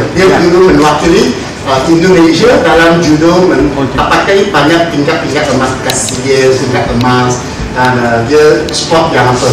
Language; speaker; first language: Malay; non-native, local second language; Chinese